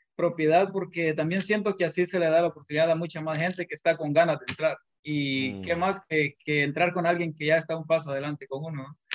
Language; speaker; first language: Spanish; native; Spanish